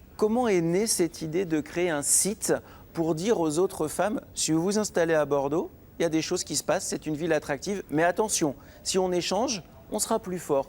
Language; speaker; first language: French; native; French